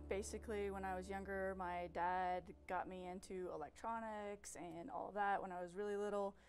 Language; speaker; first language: English; native; English